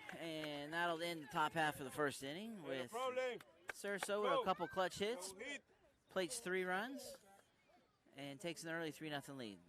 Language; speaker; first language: English; native; English